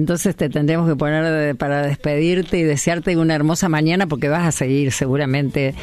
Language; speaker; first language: Spanish; native; Spanish